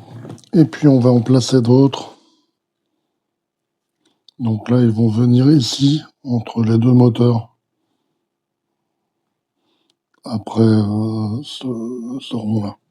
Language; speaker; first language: French; native; French